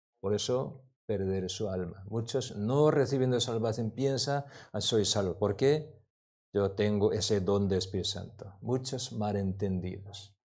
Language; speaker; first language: Spanish; non-native, learner; Korean